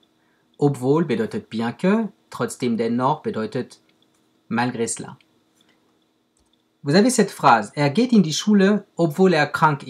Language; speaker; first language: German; non-native, fluent; French